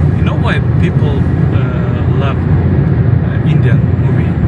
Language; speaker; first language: English; non-native, fluent; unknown